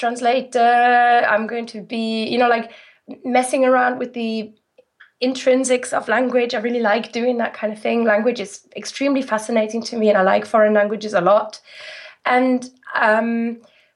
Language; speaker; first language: English; non-native, fluent; German